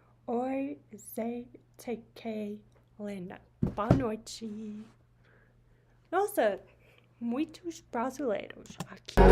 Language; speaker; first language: Portuguese; non-native, learner; English